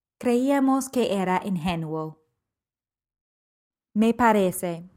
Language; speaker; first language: Spanish; non-native, fluent; English